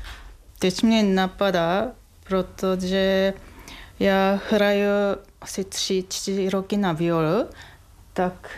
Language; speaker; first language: Czech; non-native, fluent; Japanese